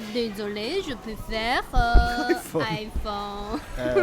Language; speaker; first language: French; non-native, learner; Chinese